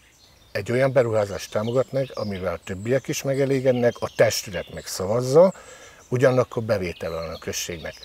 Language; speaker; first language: Hungarian; native; Hungarian